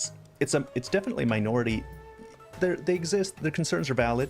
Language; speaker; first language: English; native; English